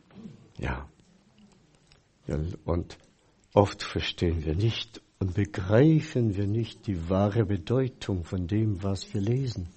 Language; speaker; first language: German; non-native, fluent; Chinese